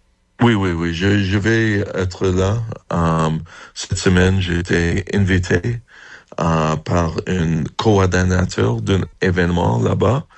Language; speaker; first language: French; non-native, fluent; English